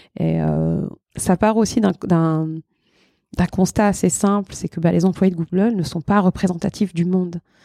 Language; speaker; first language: French; early bilingual, other home language; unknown